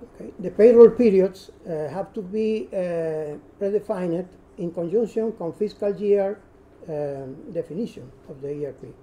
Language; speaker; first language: English; non-native, learner; Spanish